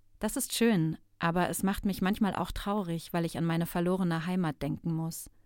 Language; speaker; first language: German; non-native, fluent; Turkish